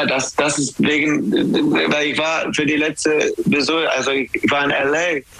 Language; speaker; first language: German; non-native, fluent; English